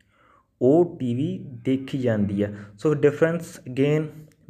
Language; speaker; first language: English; non-native, local second language; Punjabi